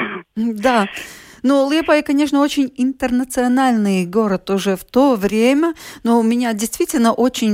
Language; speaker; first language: Russian; native; Russian